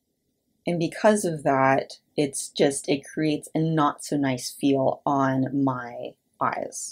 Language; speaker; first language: English; native; English